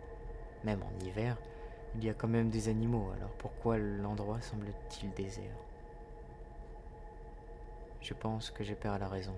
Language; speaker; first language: French; native; French